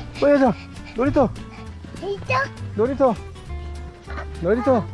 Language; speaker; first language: Korean; native; Korean